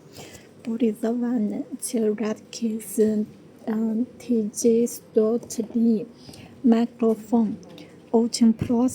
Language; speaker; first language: Russian; non-native, learner; Chinese